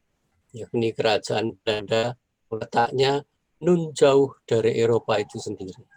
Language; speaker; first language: Indonesian; native; Indonesian